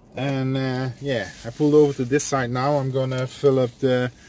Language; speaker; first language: English; non-native, fluent; Dutch